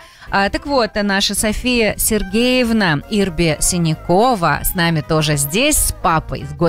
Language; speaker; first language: Russian; native; Russian